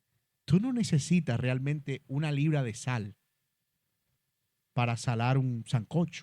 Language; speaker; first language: Spanish; native; Spanish